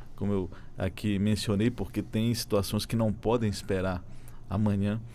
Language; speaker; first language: Portuguese; native; Portuguese